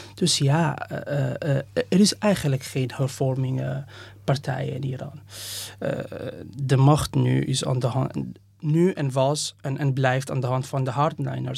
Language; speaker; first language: Dutch; non-native, fluent; Persian